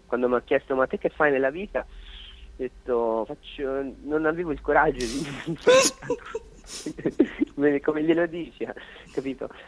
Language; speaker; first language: Italian; native; Italian